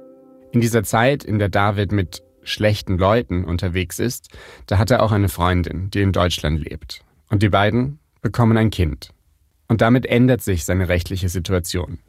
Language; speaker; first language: German; native; German